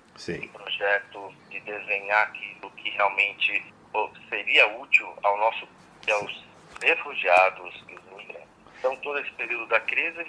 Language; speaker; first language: Portuguese; native; Portuguese